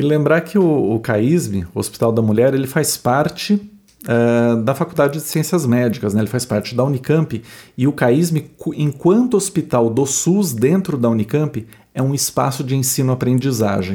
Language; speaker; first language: Portuguese; native; Portuguese